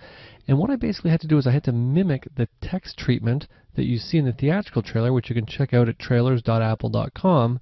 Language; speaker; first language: English; native; English